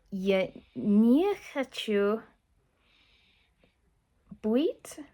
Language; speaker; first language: Russian; non-native, learner; English